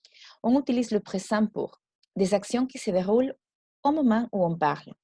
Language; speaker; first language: French; non-native, fluent; Spanish